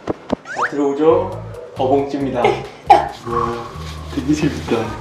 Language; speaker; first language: Korean; native; Korean